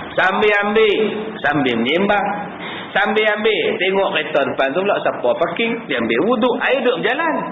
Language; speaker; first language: Malay; native; Malay